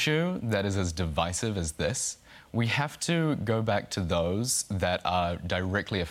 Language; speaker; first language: English; native; English